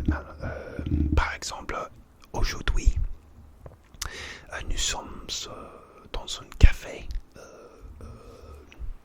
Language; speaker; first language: French; non-native, learner; English